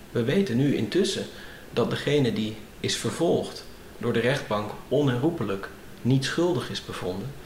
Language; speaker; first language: Dutch; native; Dutch